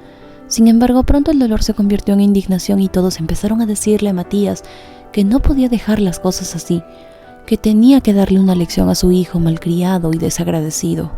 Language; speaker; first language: Spanish; native; Spanish